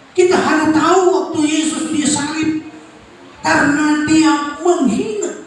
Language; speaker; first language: Indonesian; native; Indonesian